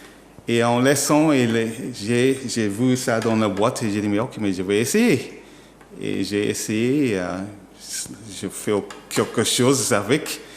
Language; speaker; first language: French; non-native, learner; English